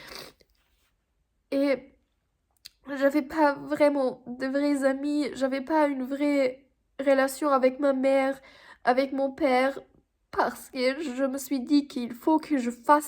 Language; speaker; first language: French; non-native, fluent; German